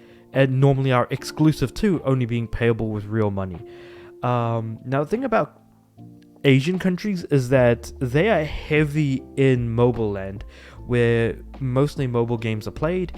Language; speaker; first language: English; native; English